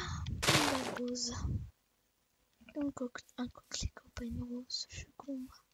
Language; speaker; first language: French; native; French